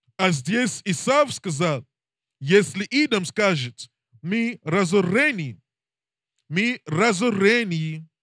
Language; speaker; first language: Russian; non-native, learner; English